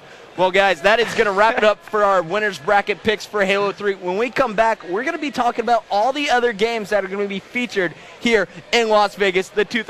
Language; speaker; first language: English; native; English